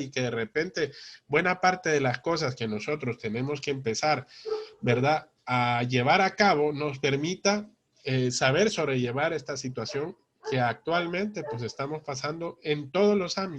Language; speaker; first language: Spanish; native; Spanish